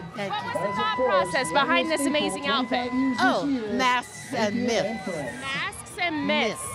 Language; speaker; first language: English; native; English